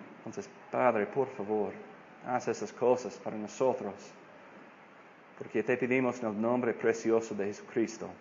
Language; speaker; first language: Spanish; non-native, fluent; English